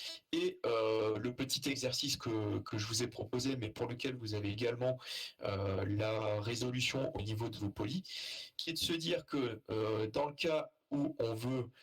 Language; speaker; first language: French; native; French